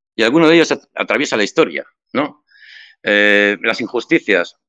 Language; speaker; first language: Spanish; native; Spanish